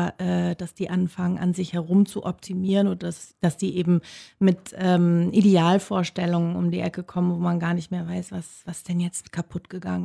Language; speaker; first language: German; native; German